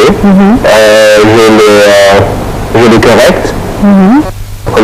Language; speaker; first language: French; non-native, fluent; Arabic